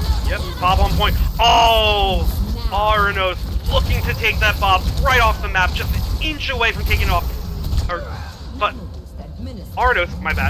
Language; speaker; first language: English; native; English